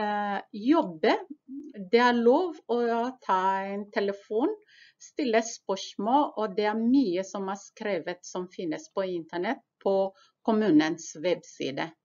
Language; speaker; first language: Norwegian; non-native, fluent; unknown